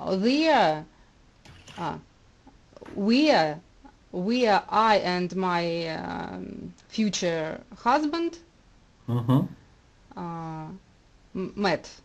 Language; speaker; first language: English; non-native, learner; Russian